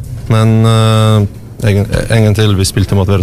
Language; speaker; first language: Norwegian; non-native, learner; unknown